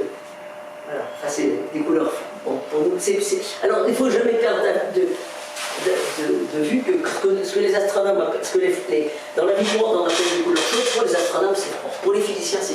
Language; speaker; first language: French; native; French